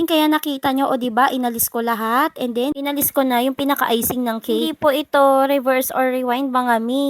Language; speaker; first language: Filipino; native; Filipino